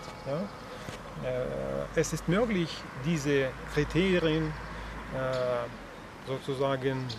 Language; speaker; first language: German; non-native, learner; Russian